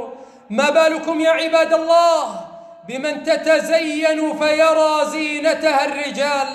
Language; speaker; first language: Arabic; native; Arabic